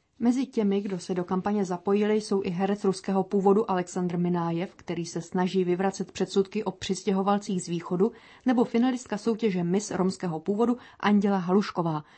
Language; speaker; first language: Czech; native; Czech